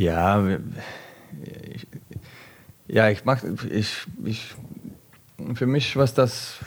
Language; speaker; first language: German; non-native, learner; Icelandic